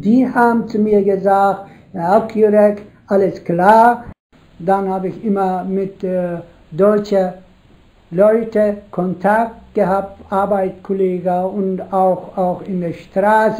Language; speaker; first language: German; non-native, learner; Turkish